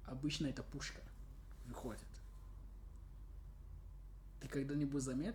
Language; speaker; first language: Russian; non-native, fluent; English